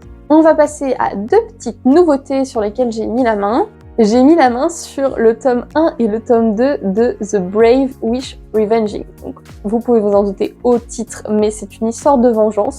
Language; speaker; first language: French; native; French